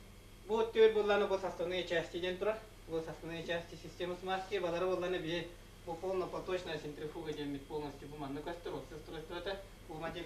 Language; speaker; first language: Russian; non-native, local second language; Yakut